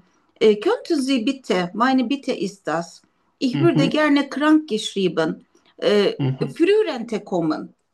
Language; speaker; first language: German; non-native, learner; Turkish